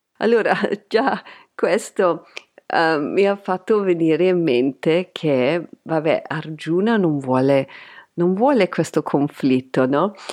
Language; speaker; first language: Italian; non-native, fluent; English